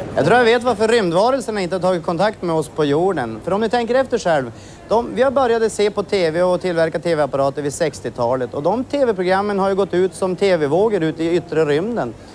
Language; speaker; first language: Swedish; native; Swedish